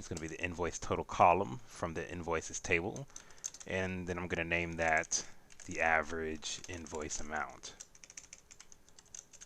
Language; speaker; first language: English; native; English